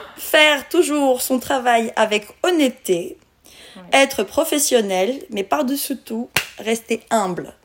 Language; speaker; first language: French; non-native, local second language; Arabic